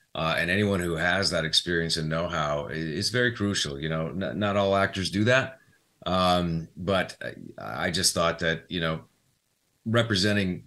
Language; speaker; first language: English; native; English